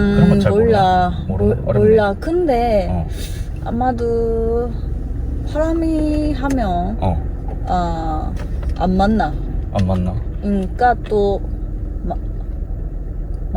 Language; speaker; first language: Korean; non-native, learner; Japanese